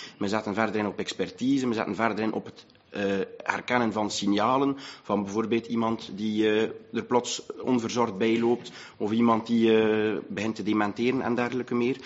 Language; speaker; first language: Dutch; native; Dutch